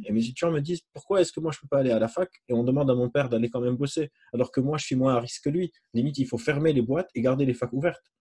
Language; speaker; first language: French; non-native, local second language; Arabic